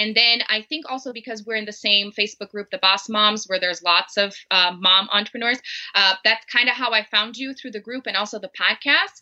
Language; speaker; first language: English; non-native, fluent; Portuguese